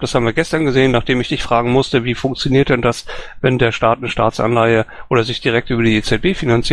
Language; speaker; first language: German; native; German